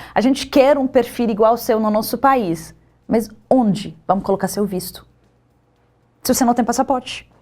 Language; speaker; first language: Portuguese; non-native, fluent; Arabic